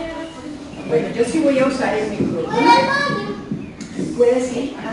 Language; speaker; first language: Spanish; native; Spanish